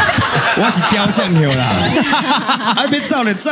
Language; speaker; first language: Chinese; native; Chinese